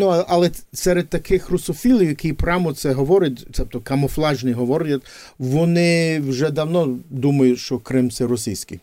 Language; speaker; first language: Ukrainian; early bilingual, heritage; English